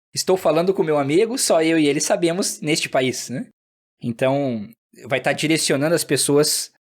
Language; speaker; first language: Portuguese; native; Portuguese